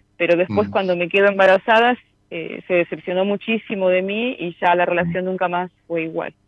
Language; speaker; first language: Spanish; native; Spanish